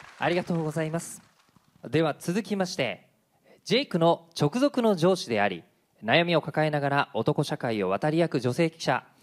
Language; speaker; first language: Japanese; native; Japanese